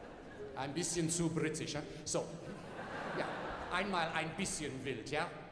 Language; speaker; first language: German; non-native, learner; English